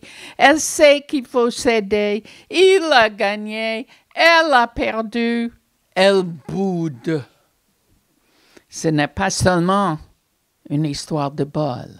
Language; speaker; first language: French; non-native, fluent; English